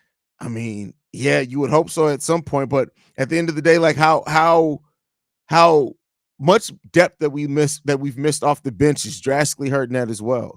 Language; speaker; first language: English; native; English